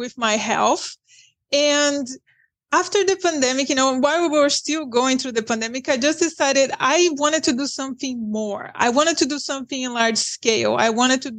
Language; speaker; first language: English; non-native, fluent; Portuguese